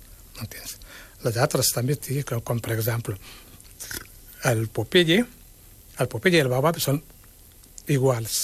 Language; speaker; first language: Catalan; non-native, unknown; Wolof